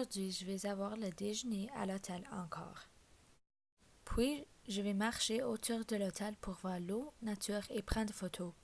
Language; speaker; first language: French; non-native, learner; English